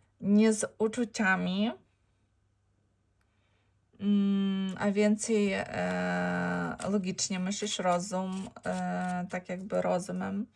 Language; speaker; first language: Polish; non-native, learner; Ukrainian